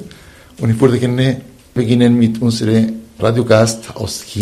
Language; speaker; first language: German; non-native, fluent; Spanish